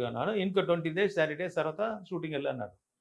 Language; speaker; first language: Telugu; non-native, local second language; Tamil